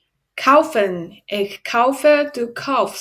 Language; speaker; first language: German; non-native, learner; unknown